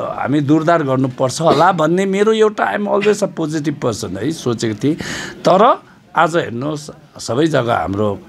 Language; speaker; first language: Nepali; native; Nepali